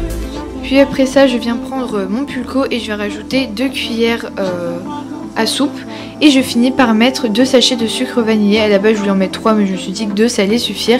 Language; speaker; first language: French; native; French